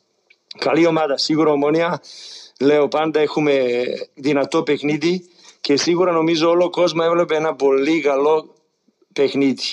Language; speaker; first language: Greek; non-native, fluent; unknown